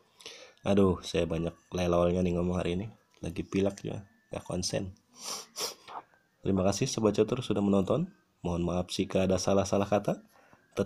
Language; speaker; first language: Indonesian; native; Indonesian